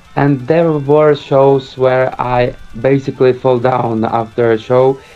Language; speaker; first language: English; early bilingual, other home language; Czech